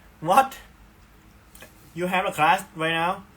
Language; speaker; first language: English; non-native, learner; Thai